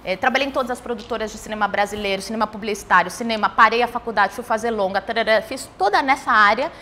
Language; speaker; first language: Portuguese; early bilingual, other home language; Spanish